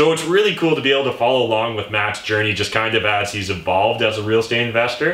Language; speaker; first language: English; native; English